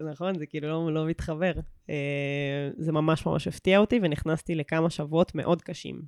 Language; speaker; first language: Hebrew; native; Hebrew